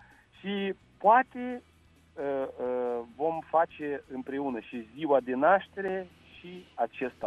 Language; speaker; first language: Romanian; non-native, local second language; Russian